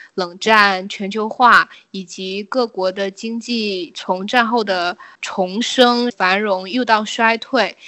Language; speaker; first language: Chinese; native; Chinese